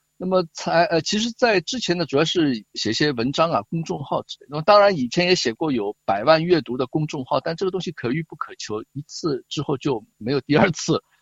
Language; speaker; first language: Chinese; native; Chinese